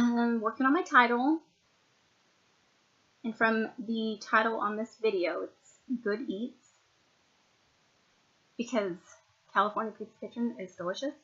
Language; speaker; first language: English; native; English